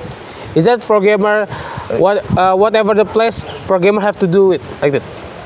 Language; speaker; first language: English; non-native, learner; Indonesian